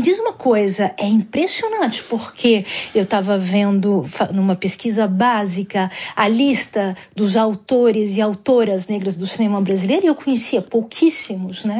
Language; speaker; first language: Portuguese; native; Portuguese